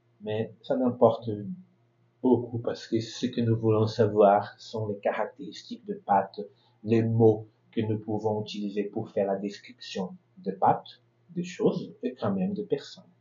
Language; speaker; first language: French; non-native, fluent; Portuguese